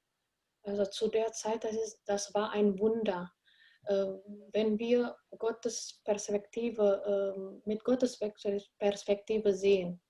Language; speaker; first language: German; non-native, fluent; Indonesian